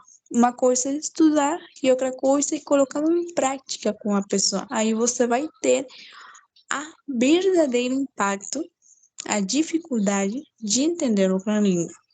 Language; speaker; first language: Portuguese; non-native, fluent; Spanish